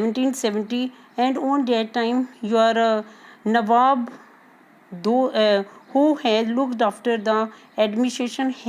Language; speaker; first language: English; non-native, local second language; Hindi